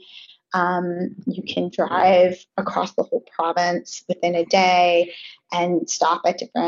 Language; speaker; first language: English; native; English